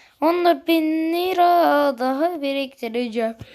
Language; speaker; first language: Turkish; native; Turkish